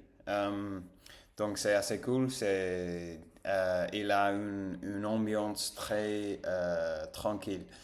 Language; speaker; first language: French; non-native, fluent; Spanish